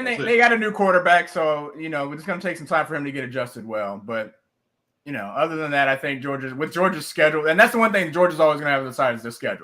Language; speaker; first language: English; native; English